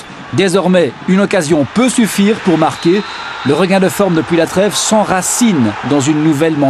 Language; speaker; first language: French; native; French